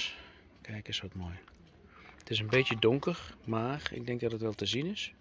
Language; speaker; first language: Dutch; native; Dutch